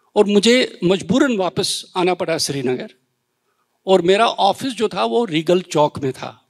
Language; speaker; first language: Hindi; native; Hindi